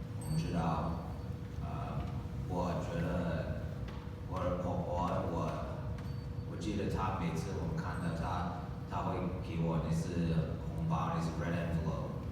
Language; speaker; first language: Chinese; early bilingual, heritage; English